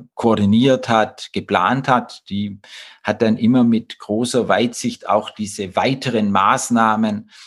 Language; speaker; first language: German; native; German